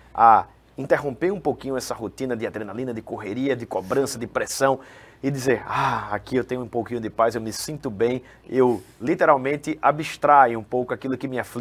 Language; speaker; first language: Portuguese; native; Portuguese